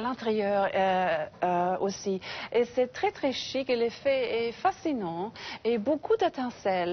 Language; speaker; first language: French; non-native, learner; English